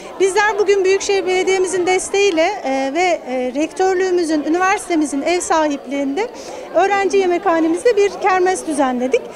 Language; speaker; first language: Turkish; native; Turkish